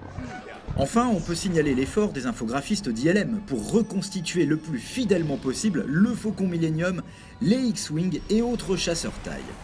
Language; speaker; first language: French; native; French